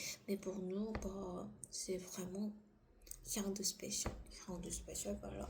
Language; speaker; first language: French; non-native, learner; Korean